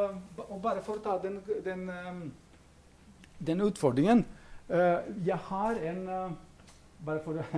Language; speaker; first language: Norwegian; non-native, fluent; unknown